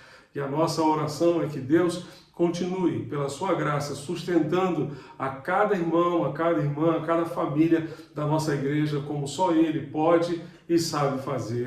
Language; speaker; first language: Portuguese; native; Portuguese